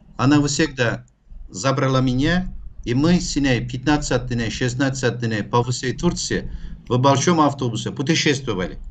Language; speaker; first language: Russian; non-native, fluent; Turkish